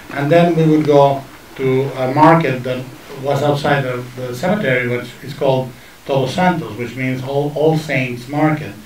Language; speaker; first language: English; non-native, fluent; Spanish